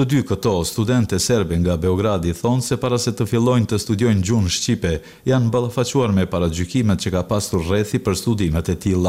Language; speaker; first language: Albanian; native; Albanian